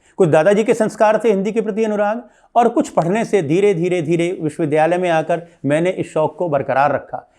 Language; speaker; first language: Hindi; native; Hindi